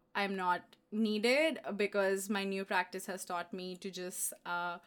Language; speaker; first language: English; non-native, local second language; Hindi